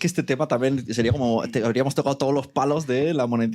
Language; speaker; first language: Spanish; native; Spanish